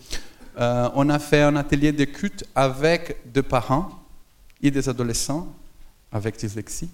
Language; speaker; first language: French; non-native, fluent; Portuguese